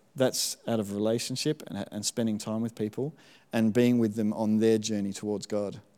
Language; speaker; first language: English; native; English